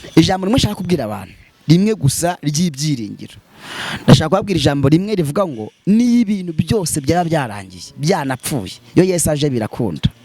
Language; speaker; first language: Kinyarwanda; native; Kinyarwanda